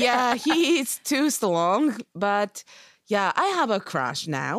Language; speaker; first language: English; non-native, learner; Japanese